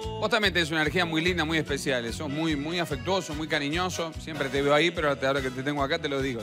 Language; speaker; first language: Spanish; native; Spanish